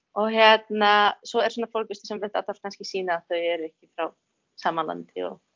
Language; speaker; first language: Icelandic; non-native, fluent; Czech